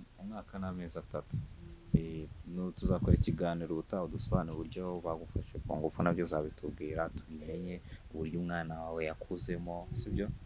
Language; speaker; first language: Kinyarwanda; native; Kinyarwanda